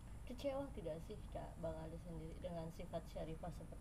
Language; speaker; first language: Indonesian; native; Indonesian